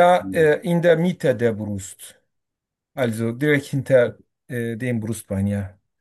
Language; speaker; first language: German; non-native, learner; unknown